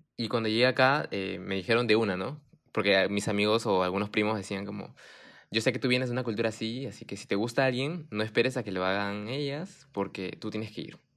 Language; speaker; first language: Spanish; early bilingual, heritage; Spanish